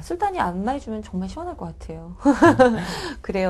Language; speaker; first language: Korean; native; Korean